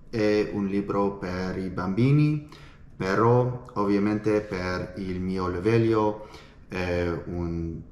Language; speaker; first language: Italian; non-native, learner; English